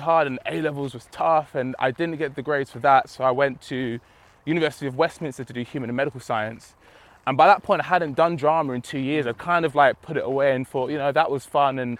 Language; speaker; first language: English; native; English